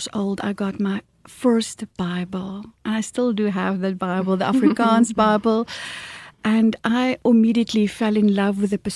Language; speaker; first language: English; non-native, fluent; Afrikaans